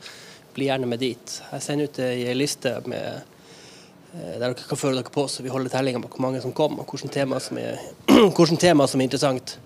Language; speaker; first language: Norwegian; native; Norwegian